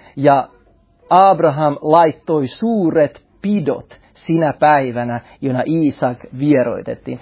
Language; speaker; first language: Finnish; native; Finnish